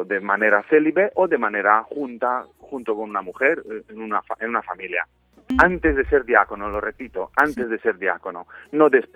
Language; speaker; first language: Spanish; non-native, fluent; Romanian